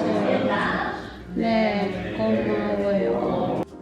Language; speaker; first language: Korean; non-native, learner; English